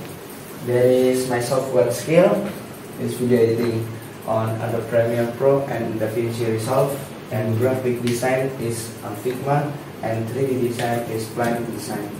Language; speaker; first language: English; non-native, learner; Indonesian